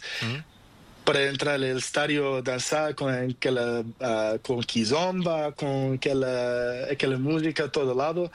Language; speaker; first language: Spanish; non-native, learner; Portuguese